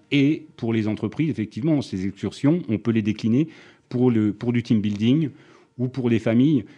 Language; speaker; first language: French; native; French